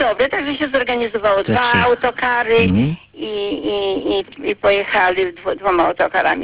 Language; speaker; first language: Polish; native; Polish